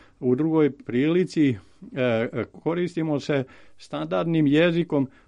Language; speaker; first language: Serbian; native; Serbian